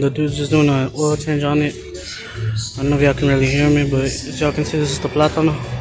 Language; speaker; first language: English; early bilingual, other home language; Spanish